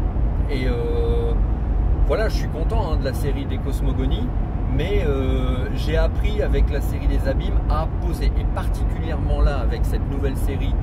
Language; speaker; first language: French; native; French